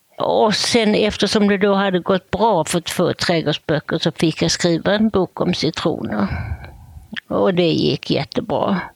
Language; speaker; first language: Swedish; native; Swedish